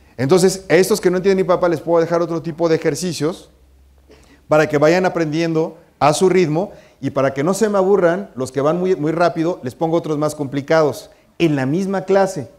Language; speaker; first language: Spanish; native; Spanish